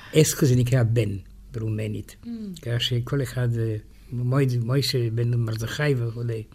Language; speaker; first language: Hebrew; non-native, fluent; French